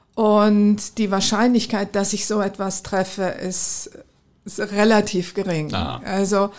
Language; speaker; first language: German; native; German